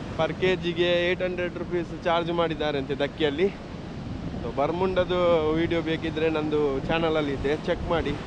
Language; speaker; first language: Kannada; non-native, local second language; Tulu